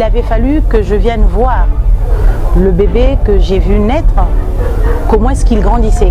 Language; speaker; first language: French; non-native, local second language; Lingala